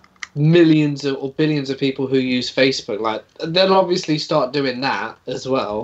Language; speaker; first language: English; native; English